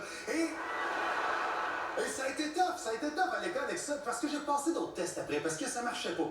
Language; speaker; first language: French; native; French